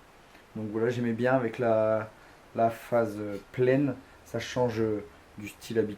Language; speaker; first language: French; native; French